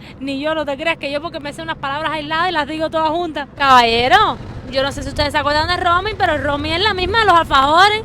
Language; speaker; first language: Spanish; native; Spanish